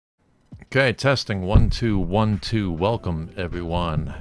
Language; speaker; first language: English; native; English